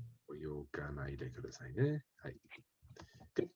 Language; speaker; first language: Japanese; non-native, fluent; English